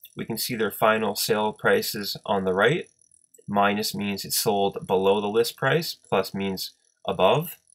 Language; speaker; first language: English; native; English